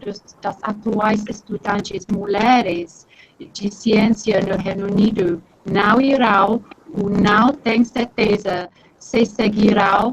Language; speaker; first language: Portuguese; non-native, fluent; English